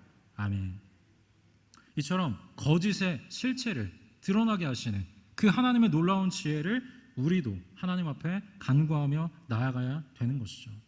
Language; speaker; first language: Korean; native; Korean